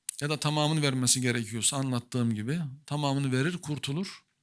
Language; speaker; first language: Turkish; native; Turkish